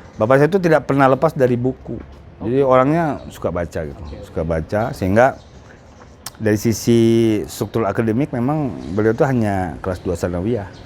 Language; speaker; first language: Indonesian; native; Indonesian